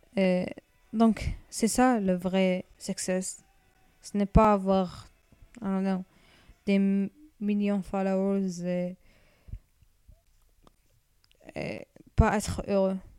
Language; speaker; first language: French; non-native, learner; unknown